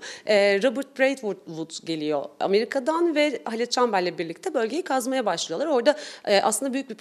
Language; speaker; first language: Turkish; native; Turkish